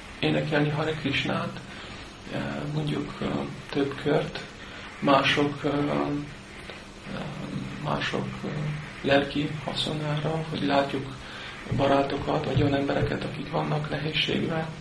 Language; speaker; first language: Hungarian; non-native, learner; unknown